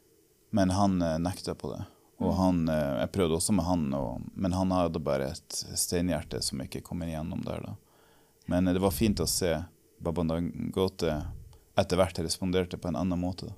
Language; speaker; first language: Norwegian; native; Norwegian